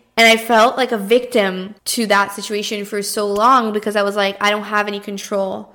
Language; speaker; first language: English; early bilingual, other home language; Portuguese